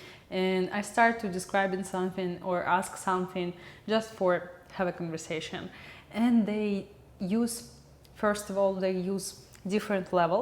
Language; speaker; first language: English; non-native, learner; Russian